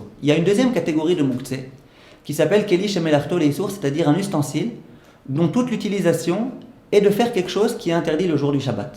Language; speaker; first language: French; native; French